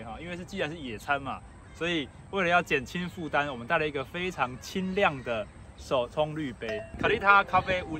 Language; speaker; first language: Chinese; native; Chinese